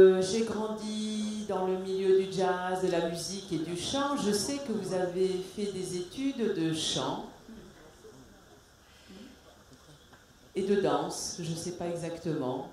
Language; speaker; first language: French; native; French